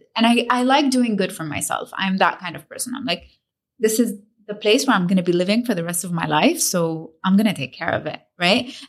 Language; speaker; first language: English; early bilingual, other home language; Arabic